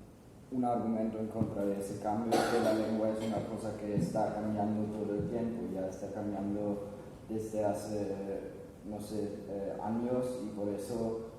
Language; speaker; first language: Spanish; non-native, fluent; German